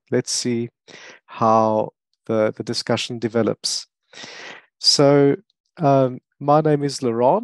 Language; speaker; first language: English; non-native, local second language; French